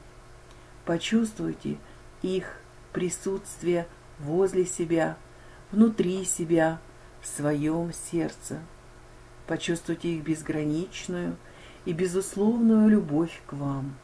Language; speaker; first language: Russian; native; Russian